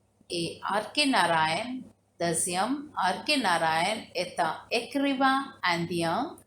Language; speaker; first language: French; non-native, fluent; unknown